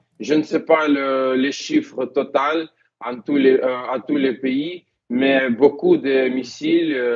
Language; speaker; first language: French; non-native, learner; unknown